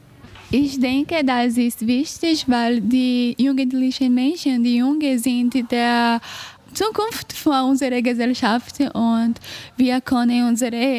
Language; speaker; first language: German; non-native, learner; Portuguese